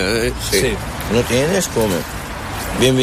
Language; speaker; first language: Spanish; non-native, learner; Arabic